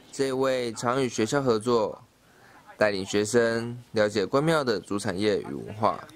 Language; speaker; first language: Chinese; native; Chinese